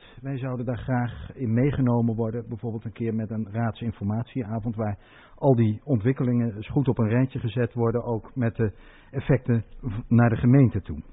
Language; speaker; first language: Dutch; native; Dutch